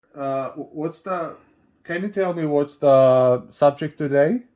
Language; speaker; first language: English; non-native, fluent; Finnish